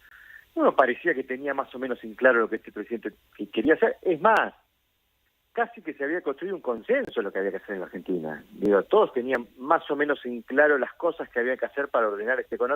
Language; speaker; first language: Spanish; native; Spanish